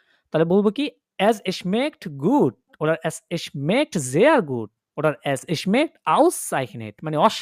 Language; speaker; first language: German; non-native, learner; Bangla